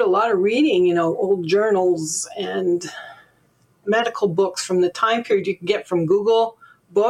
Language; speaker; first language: English; native; English